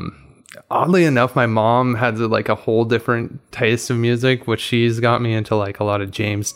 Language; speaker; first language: English; native; English